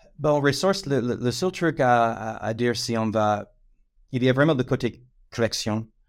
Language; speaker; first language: French; non-native, fluent; English